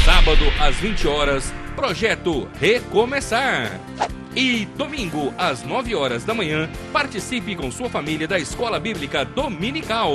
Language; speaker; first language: Portuguese; native; Portuguese